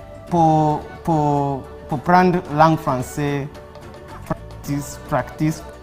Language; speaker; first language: French; non-native, learner; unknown